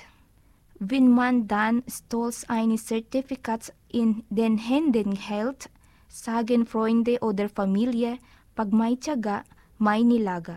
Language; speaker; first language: German; non-native, learner; Filipino